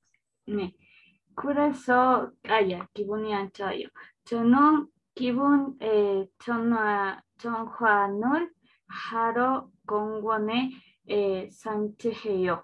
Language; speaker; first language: Korean; non-native, learner; Spanish